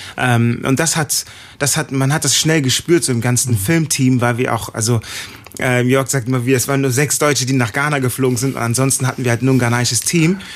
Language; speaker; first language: German; early bilingual, other home language; Akan